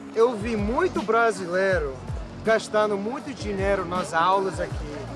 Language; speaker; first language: Portuguese; non-native, fluent; English